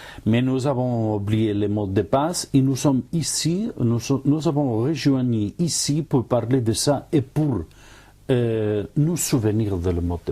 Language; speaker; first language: French; non-native, fluent; Spanish